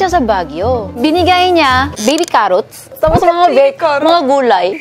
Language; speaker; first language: Filipino; non-native, fluent; Korean